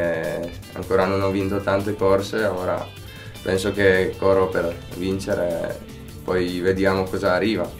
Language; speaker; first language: Italian; non-native, fluent; Slovak